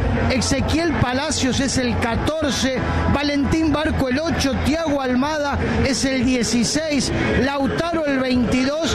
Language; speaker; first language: Spanish; native; Spanish